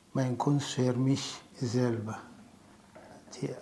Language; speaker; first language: German; non-native, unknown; Arabic